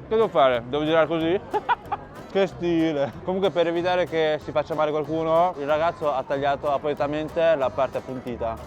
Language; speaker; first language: Italian; early bilingual, other home language; Chinese